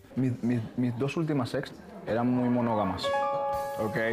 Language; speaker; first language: Spanish; native; Spanish